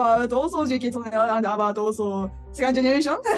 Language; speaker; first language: English; non-native, learner; Japanese